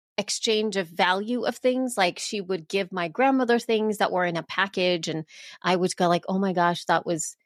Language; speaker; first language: English; early bilingual, other home language; Spanish